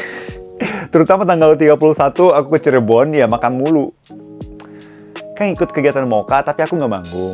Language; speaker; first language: Indonesian; non-native, fluent; Japanese